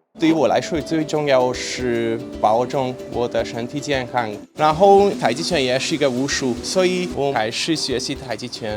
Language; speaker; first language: Chinese; non-native, fluent; Hungarian